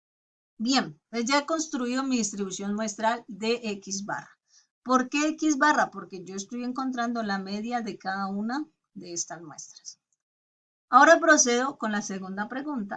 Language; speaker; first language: Spanish; native; Spanish